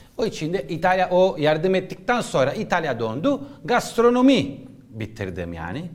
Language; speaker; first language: Turkish; non-native, learner; Italian